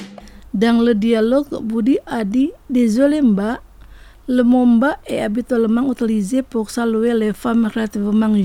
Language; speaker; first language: French; non-native, fluent; Indonesian